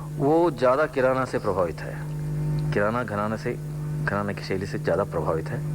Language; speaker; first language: Hindi; non-native, local second language; Kannada